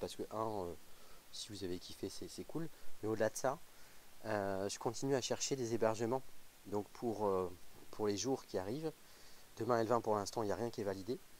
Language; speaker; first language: French; native; French